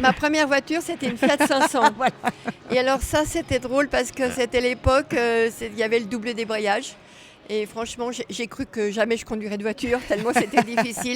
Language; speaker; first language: French; native; French